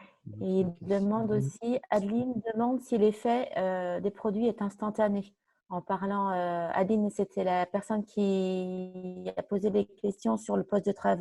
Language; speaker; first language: French; native; French